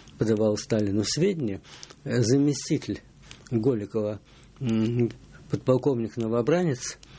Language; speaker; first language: Russian; native; Russian